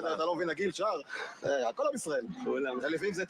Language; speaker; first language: Hebrew; native; Hebrew